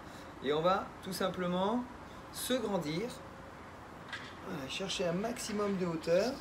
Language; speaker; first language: French; native; French